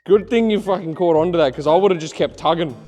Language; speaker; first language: English; native; English